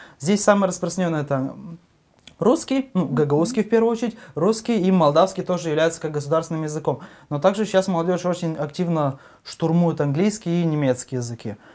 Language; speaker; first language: Russian; non-native, local second language; Gagauz